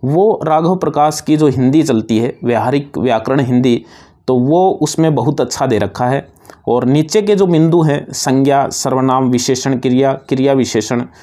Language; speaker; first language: Hindi; native; Hindi